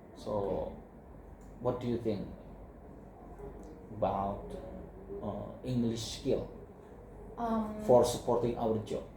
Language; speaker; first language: English; non-native, learner; Indonesian